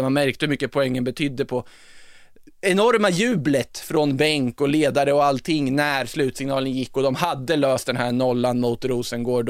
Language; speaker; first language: Swedish; native; Swedish